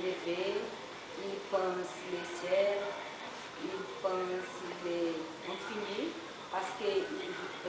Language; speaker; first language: French; non-native, learner; Portuguese